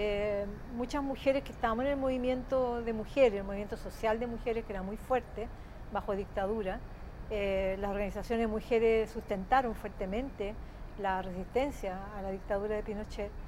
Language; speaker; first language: Spanish; native; Spanish